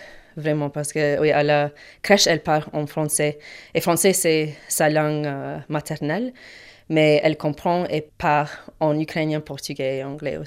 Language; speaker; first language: French; non-native, learner; Ukrainian